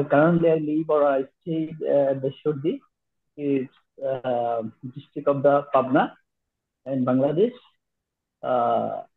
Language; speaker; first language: English; non-native, learner; Bangla